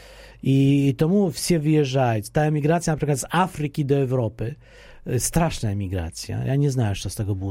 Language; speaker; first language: Polish; non-native, fluent; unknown